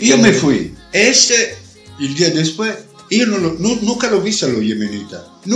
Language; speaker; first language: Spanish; non-native, learner; Italian